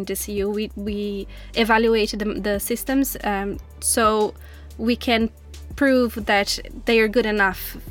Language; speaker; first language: English; non-native, fluent; Portuguese